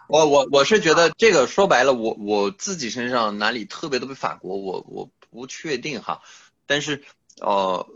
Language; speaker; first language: Chinese; non-native, fluent; French